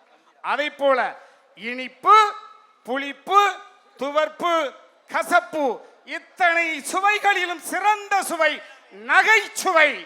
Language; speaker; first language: Tamil; native; Tamil